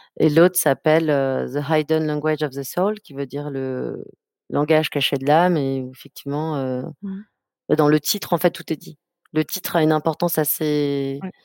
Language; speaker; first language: French; native; French